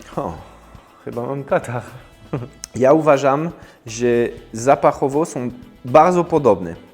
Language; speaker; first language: Polish; non-native, fluent; French